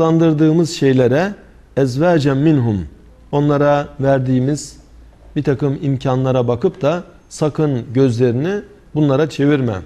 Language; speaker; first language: Turkish; native; Turkish